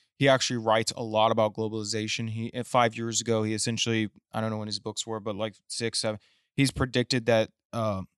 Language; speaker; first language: English; native; English